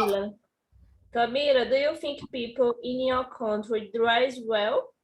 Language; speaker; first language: English; non-native, learner; Portuguese